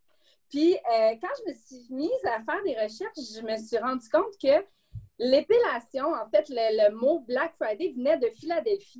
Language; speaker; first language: French; native; French